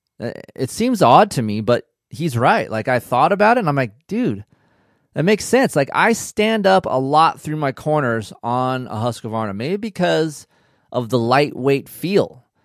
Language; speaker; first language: English; native; English